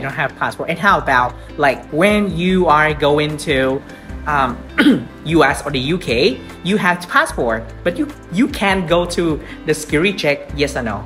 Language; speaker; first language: English; non-native, fluent; Vietnamese